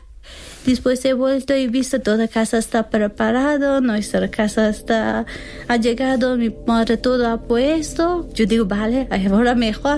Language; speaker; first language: Spanish; non-native, learner; Persian